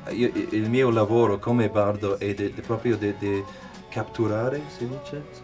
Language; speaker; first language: Italian; non-native, fluent; English